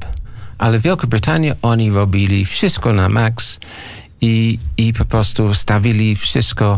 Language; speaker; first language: Polish; non-native, learner; English